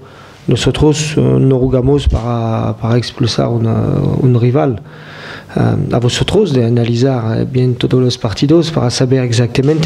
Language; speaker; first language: Spanish; non-native, fluent; French